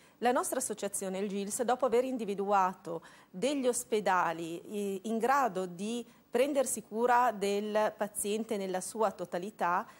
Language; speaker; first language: Italian; native; Italian